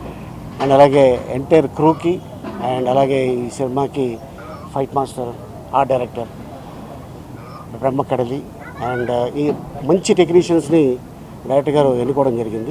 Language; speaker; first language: Telugu; native; Telugu